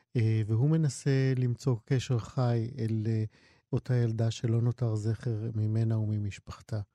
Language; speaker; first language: Hebrew; native; Hebrew